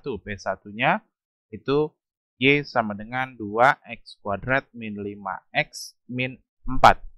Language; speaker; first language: Indonesian; native; Indonesian